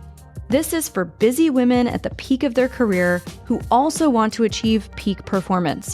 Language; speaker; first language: English; native; English